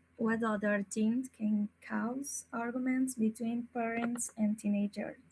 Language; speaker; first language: English; non-native, learner; Spanish